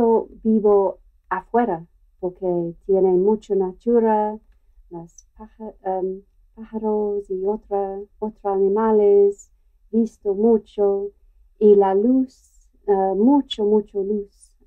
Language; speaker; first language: Spanish; non-native, learner; English